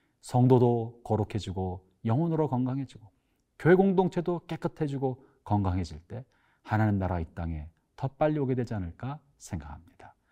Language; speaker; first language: Korean; native; Korean